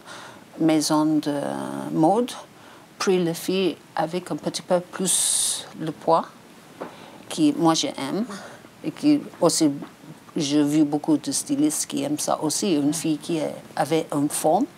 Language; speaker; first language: French; non-native, learner; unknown